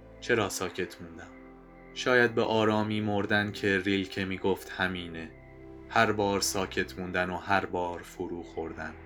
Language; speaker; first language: Persian; native; Persian